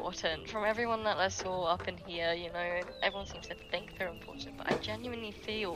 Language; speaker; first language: English; native; English